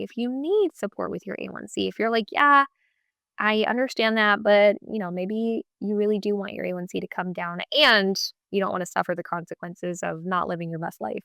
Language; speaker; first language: English; native; English